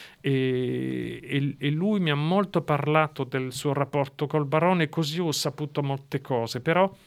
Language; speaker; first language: Italian; non-native, fluent; French